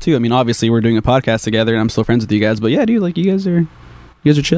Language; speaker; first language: English; early bilingual, other home language; Spanish